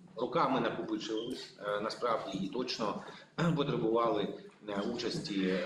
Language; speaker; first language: Ukrainian; native; Ukrainian